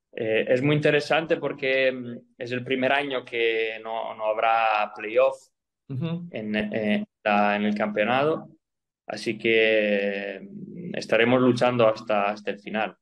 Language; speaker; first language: Spanish; non-native, fluent; Italian